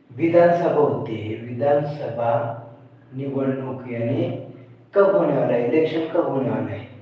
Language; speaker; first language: Hindi; non-native, local second language; Marathi